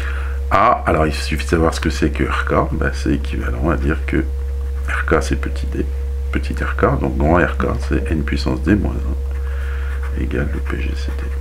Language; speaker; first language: French; native; French